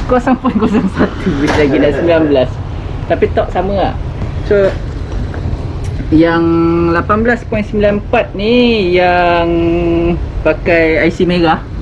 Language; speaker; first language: Malay; native; Malay